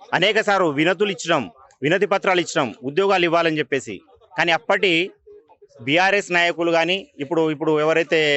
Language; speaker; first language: Telugu; native; Telugu